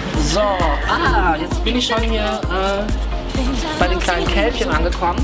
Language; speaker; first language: German; native; German